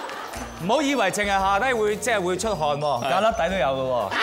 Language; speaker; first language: Cantonese; native; Cantonese